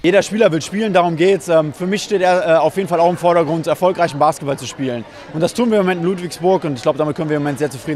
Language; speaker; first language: German; native; German